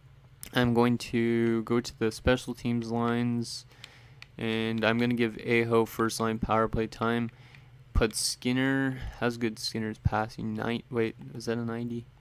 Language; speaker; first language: English; native; English